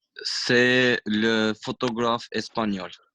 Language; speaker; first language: French; non-native, learner; Albanian